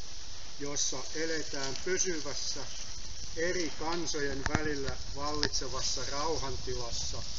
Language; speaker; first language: Finnish; native; Finnish